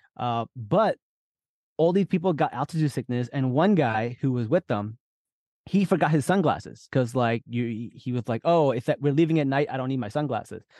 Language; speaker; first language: English; early bilingual, other home language; Urdu